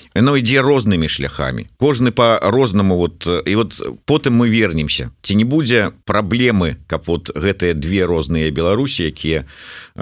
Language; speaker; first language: Belarusian; non-native, local second language; Russian